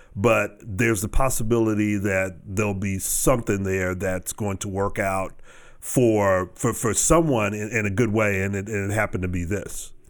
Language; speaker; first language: English; native; English